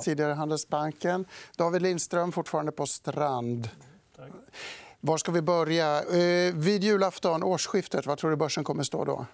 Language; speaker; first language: Swedish; native; Swedish